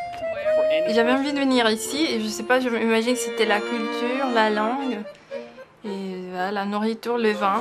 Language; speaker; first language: French; non-native, fluent; Spanish